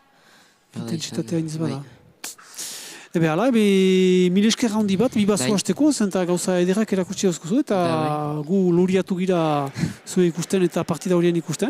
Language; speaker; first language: Basque; native; Basque